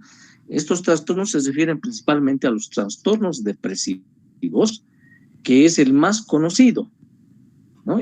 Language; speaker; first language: Spanish; native; Spanish